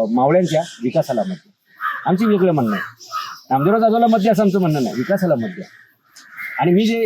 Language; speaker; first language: Marathi; native; Marathi